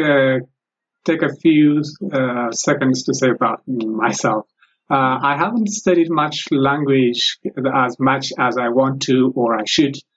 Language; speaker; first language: English; non-native, fluent; Amharic